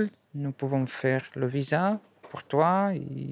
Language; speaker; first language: French; non-native, learner; Russian